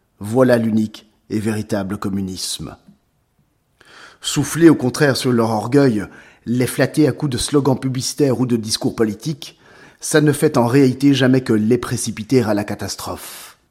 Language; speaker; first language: French; native; French